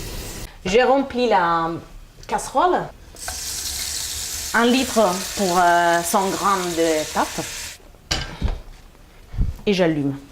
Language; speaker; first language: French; non-native, fluent; Italian